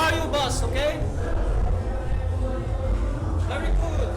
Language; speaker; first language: English; non-native, learner; French